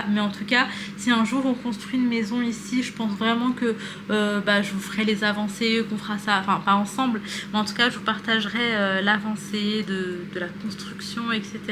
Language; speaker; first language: French; native; French